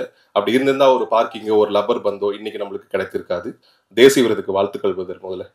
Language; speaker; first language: Tamil; native; Tamil